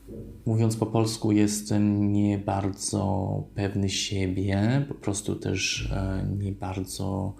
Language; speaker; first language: Polish; early bilingual, heritage; Polish